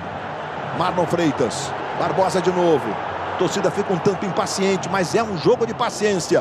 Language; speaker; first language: Portuguese; native; Portuguese